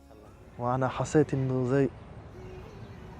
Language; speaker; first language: Arabic; non-native, fluent; French